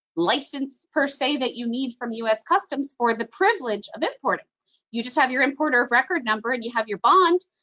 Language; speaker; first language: English; native; English